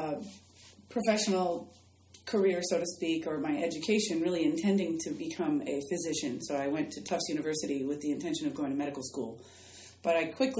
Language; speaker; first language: English; native; English